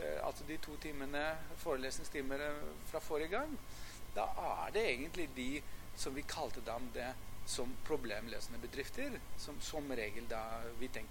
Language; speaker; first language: Norwegian; non-native, fluent; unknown